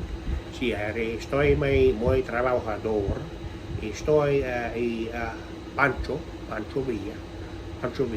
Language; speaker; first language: Spanish; non-native, learner; English